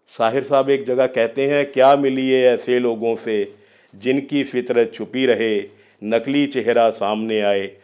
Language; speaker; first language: Hindi; non-native, local second language; Punjabi